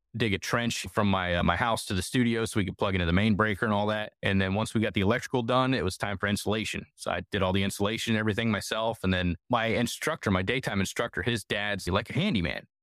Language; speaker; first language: English; native; English